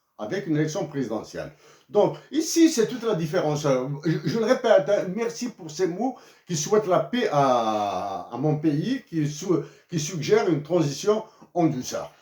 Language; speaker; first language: French; non-native, local second language; Kabyle